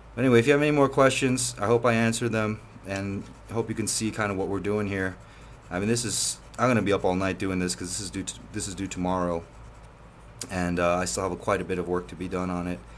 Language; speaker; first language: English; native; English